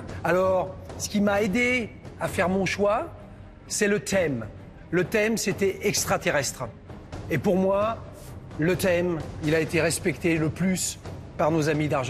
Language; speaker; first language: French; native; French